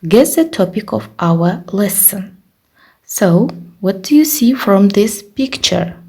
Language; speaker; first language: English; non-native, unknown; Kazakh